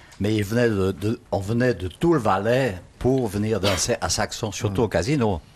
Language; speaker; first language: French; native; French